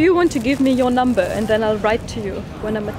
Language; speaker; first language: English; non-native, fluent; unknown